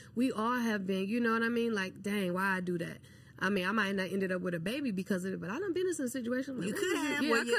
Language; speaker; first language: English; native; English